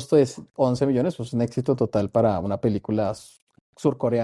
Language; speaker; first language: Spanish; native; Spanish